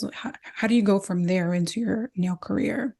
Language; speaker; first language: English; native; English